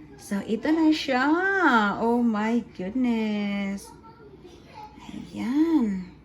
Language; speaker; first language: Filipino; non-native, local second language; Cebuano